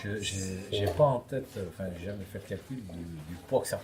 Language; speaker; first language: French; native; French